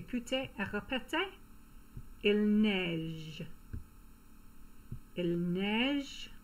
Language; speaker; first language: French; non-native, fluent; English